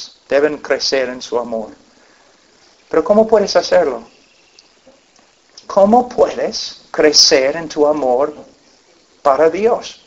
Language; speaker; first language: Spanish; non-native, fluent; English